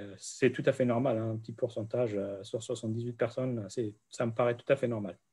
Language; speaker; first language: French; non-native, fluent; Central Kurdish